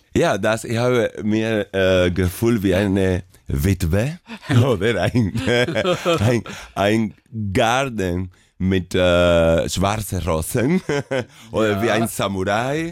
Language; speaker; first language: German; non-native, fluent; Spanish